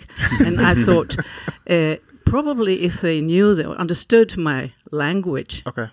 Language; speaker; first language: English; non-native, fluent; Faroese